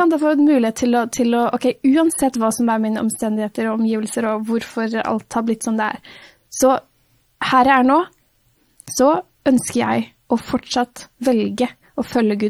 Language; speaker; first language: Norwegian; native; Norwegian